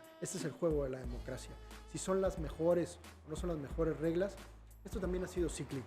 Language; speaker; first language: Spanish; native; Spanish